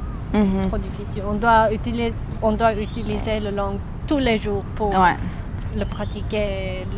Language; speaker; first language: French; non-native, learner; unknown